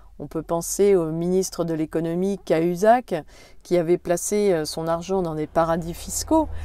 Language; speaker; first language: French; native; French